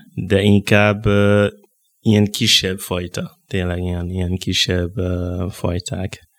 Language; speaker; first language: Hungarian; non-native, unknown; Mossi